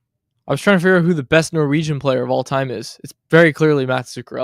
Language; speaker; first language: English; native; English